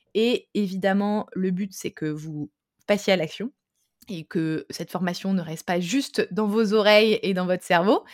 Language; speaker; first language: French; native; French